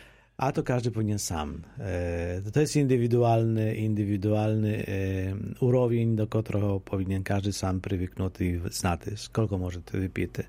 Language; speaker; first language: Polish; non-native, local second language; Ukrainian